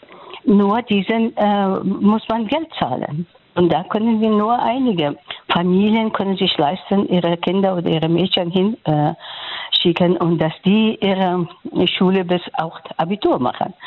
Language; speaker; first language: German; non-native, fluent; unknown